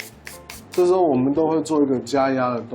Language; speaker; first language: Chinese; native; Chinese